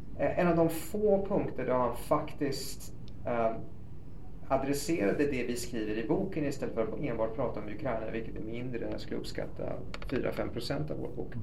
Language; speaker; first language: Swedish; early bilingual, other home language; Persian